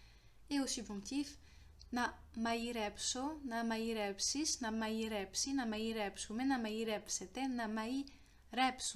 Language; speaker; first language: Greek; non-native, fluent; French